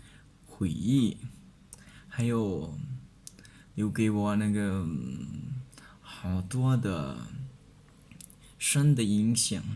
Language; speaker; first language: Chinese; non-native, learner; Lao